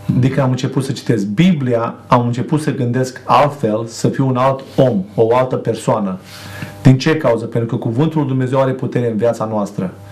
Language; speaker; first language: Romanian; native; Romanian